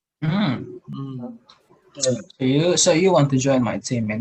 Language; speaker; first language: English; non-native, learner; Indonesian